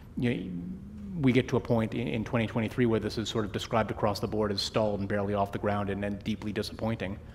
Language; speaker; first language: English; native; English